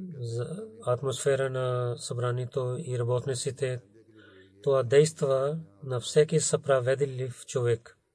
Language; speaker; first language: Bulgarian; non-native, learner; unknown